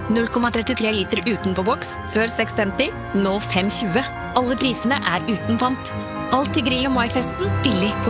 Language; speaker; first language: Norwegian; native; Norwegian